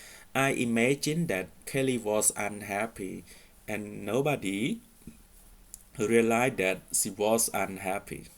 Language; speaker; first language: English; non-native, fluent; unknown